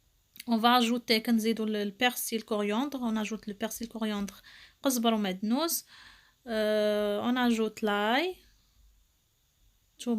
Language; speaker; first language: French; non-native, local second language; Arabic